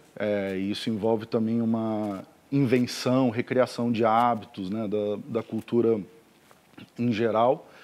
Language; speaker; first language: Portuguese; native; Portuguese